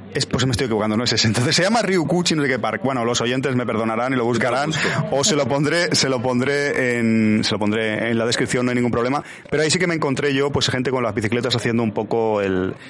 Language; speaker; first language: Spanish; native; Spanish